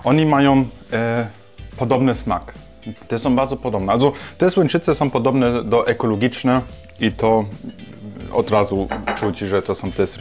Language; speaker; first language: Polish; non-native, learner; German